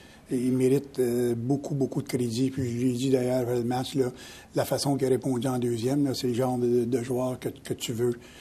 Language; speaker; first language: French; native; French